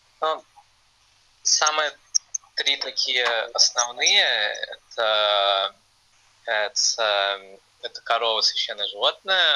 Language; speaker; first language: Russian; non-native, fluent; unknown